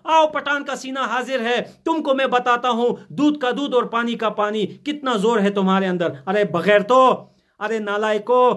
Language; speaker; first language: Urdu; non-native, fluent; Pashto